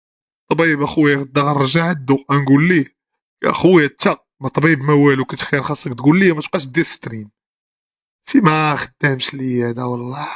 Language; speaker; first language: Arabic; native; Arabic